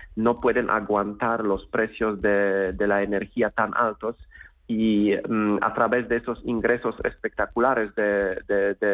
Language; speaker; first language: Spanish; non-native, fluent; Polish